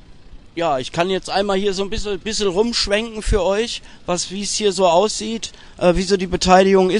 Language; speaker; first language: German; native; German